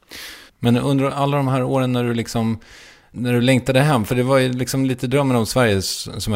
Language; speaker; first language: Swedish; native; Swedish